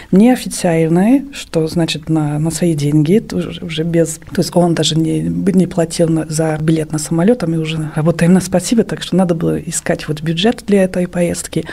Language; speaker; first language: Russian; non-native, fluent; French